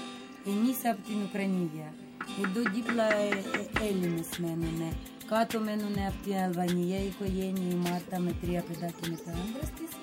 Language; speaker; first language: Greek; non-native, learner; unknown